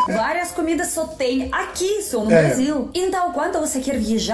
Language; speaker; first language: Portuguese; non-native, fluent; Russian